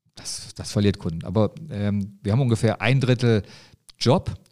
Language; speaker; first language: German; native; German